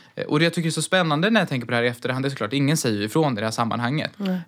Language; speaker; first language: Swedish; native; Swedish